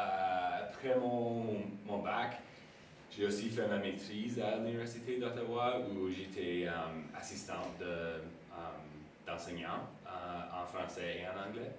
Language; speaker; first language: French; non-native, local second language; English